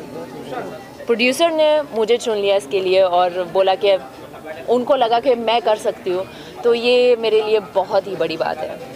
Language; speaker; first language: Hindi; non-native, fluent; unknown